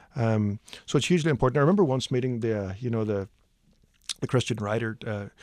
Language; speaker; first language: English; native; English